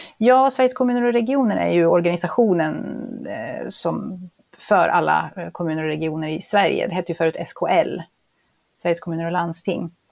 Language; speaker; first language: Swedish; native; Swedish